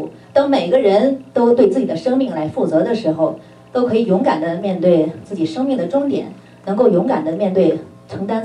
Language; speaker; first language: Chinese; native; Chinese